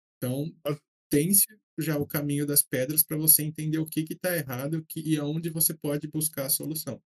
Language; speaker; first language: Portuguese; native; Portuguese